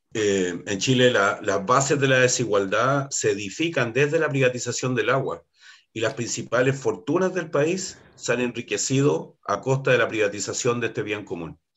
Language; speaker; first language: Spanish; native; Spanish